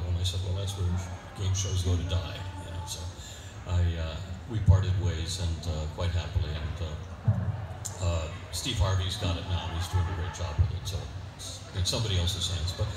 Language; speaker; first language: English; native; English